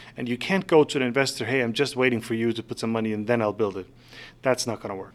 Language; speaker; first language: English; non-native, fluent; Faroese